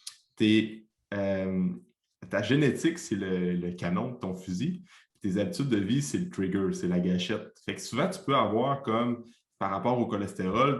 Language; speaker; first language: French; native; French